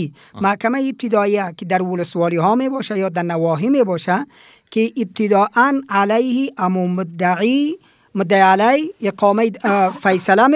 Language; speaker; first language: Persian; native; Persian